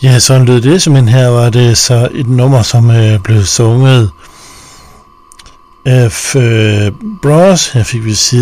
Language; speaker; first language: Danish; native; Danish